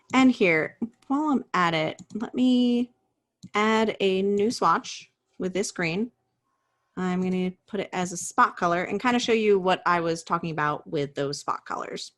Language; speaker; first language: English; native; English